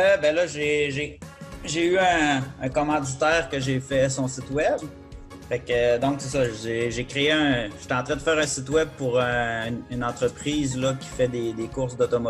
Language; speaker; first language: French; native; French